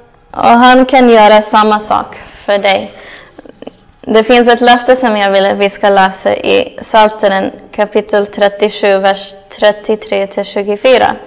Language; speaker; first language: Swedish; non-native, fluent; English